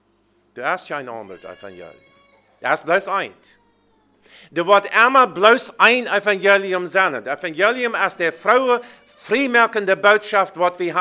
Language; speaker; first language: German; early bilingual, heritage; Plautdietsch